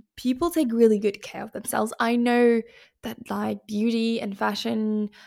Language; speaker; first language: English; non-native, fluent; Finnish